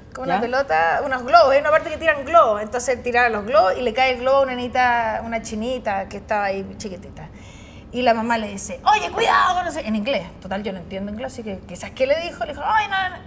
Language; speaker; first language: Spanish; native; Spanish